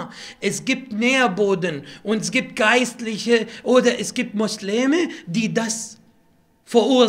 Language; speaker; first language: German; non-native, fluent; Arabic